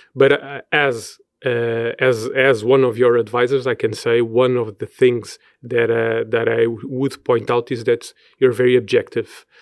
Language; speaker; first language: English; non-native, fluent; Portuguese